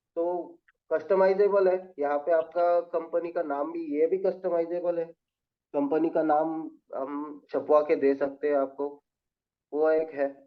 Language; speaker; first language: Hindi; non-native, local second language; Marathi